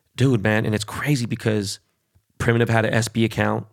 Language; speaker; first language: English; early bilingual, other home language; Spanish